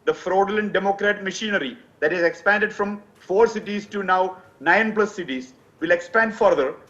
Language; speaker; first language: English; non-native, local second language; Malayalam